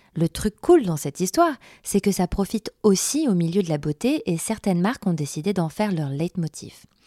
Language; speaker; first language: French; native; French